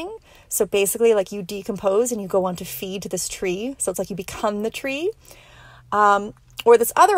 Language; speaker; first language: English; native; English